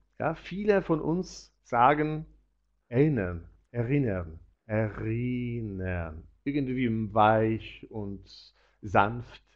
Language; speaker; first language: German; non-native, fluent; Polish